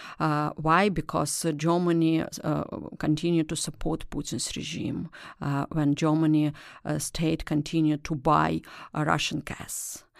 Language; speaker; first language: English; non-native, learner; Russian